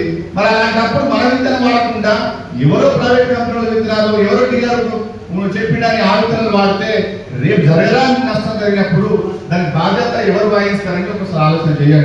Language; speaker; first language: Telugu; native; Telugu